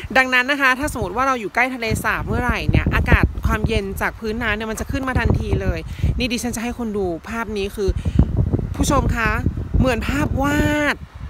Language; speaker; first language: Thai; native; Thai